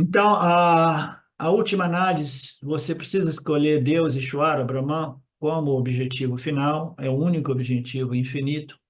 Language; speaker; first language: Portuguese; native; Portuguese